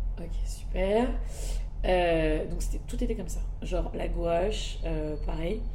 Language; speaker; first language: French; early bilingual, other home language; Malagasy